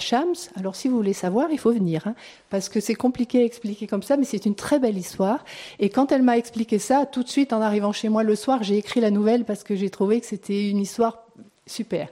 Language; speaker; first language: French; native; French